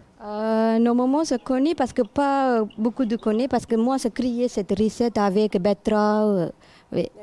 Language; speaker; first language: French; non-native, learner; Tamil